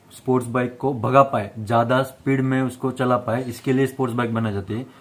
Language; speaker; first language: Hindi; non-native, local second language; Marathi